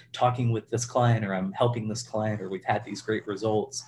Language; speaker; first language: English; native; English